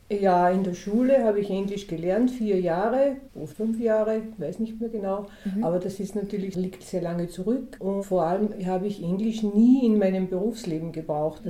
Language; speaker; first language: German; native; German